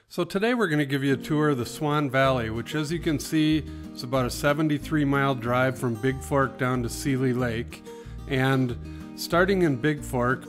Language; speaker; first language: English; native; English